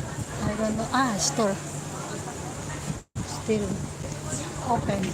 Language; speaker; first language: English; non-native, local second language; Filipino